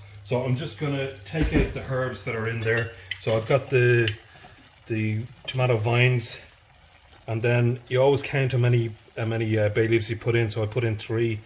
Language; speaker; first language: English; native; English